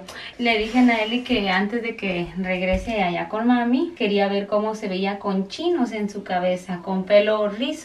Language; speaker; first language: Spanish; native; Spanish